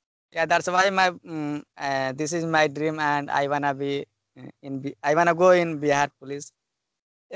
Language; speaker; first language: English; non-native, learner; Hindi